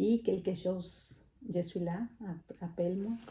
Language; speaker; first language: French; non-native, fluent; Spanish